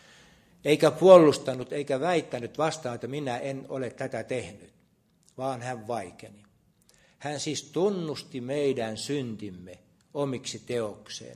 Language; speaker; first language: Finnish; native; Finnish